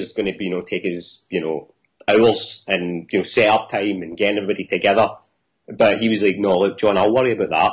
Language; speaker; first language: English; native; English